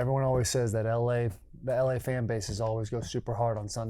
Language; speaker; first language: English; native; English